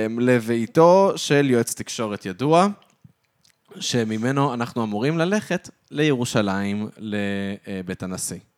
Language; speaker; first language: Hebrew; native; Hebrew